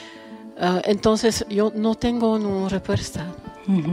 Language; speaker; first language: Spanish; non-native, fluent; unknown